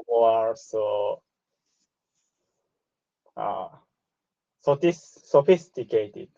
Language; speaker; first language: English; non-native, learner; Japanese